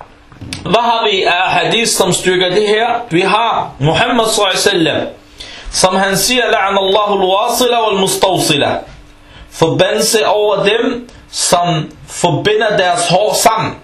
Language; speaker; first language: Danish; early bilingual, other home language; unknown